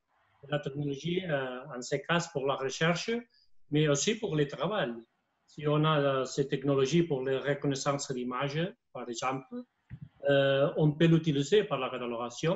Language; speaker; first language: French; non-native, fluent; Spanish